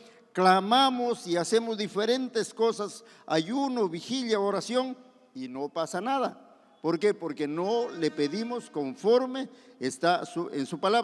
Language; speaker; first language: Spanish; native; Spanish